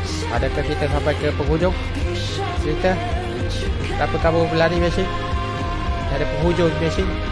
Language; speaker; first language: Malay; native; Malay